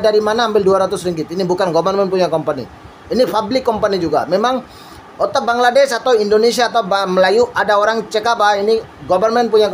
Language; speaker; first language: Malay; non-native, learner; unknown